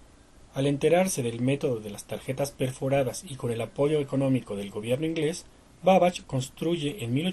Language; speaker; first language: Spanish; native; Spanish